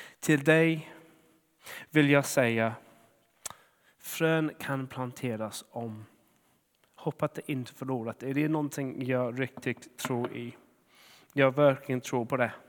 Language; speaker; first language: Swedish; non-native, fluent; English